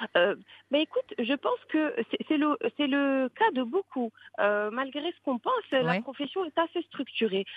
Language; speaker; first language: French; non-native, local second language; Arabic